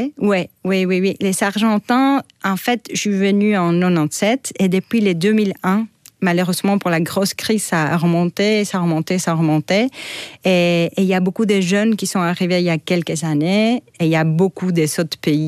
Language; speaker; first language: French; non-native, fluent; Spanish